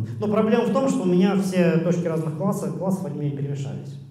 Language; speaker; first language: Russian; native; Russian